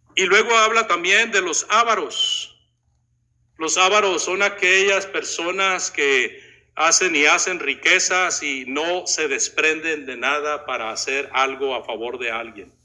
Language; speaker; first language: Spanish; native; Spanish